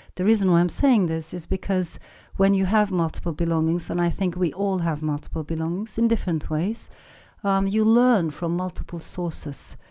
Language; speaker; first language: English; non-native, fluent; Turkish